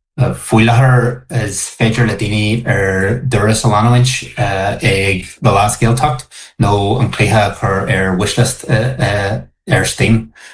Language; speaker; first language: Irish; non-native, local second language; English